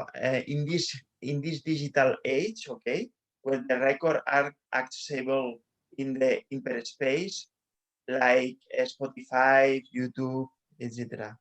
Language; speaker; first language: English; non-native, learner; Spanish